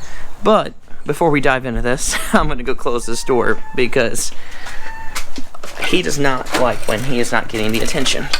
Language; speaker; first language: English; native; English